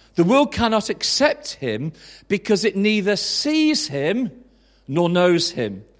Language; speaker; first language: English; native; English